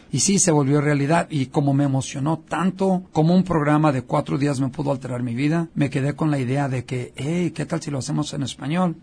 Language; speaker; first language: Spanish; early bilingual, heritage; Spanish